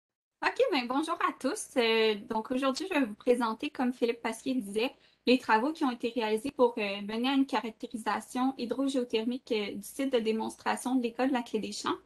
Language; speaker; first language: French; native; French